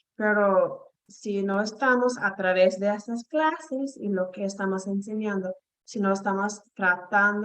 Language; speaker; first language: Spanish; non-native, fluent; English